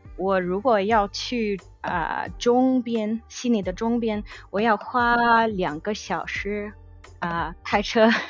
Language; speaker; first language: Chinese; non-native, learner; English